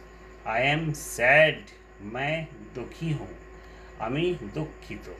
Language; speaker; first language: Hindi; non-native, local second language; Bangla